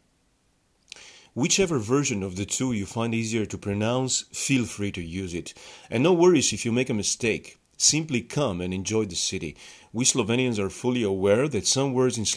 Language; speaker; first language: English; non-native, fluent; Slovenian